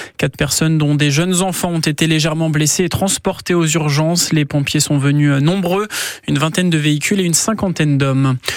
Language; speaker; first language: French; native; French